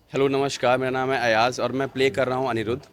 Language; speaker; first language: Hindi; native; Hindi